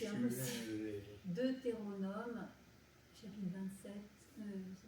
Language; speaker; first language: French; native; French